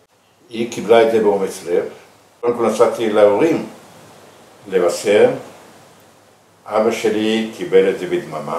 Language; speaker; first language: Hebrew; early bilingual, other home language; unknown